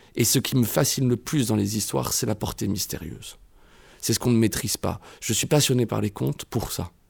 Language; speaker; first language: French; native; French